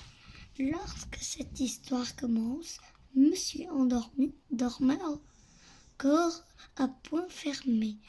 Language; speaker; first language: French; native; French